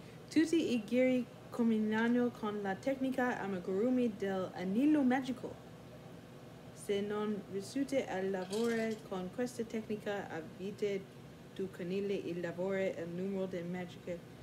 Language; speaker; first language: Italian; non-native, learner; English